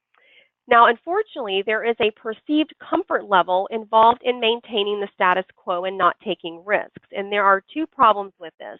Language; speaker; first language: English; native; English